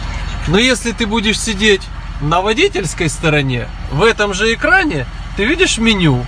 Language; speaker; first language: Russian; native; Russian